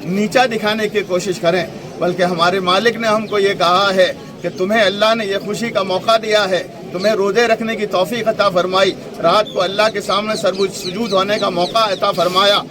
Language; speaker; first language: Urdu; non-native, local second language; Gujarati